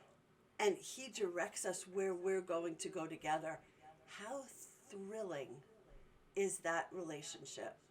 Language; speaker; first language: English; native; English